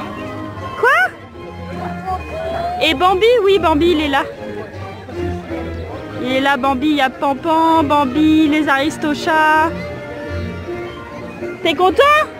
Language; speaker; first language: French; native; French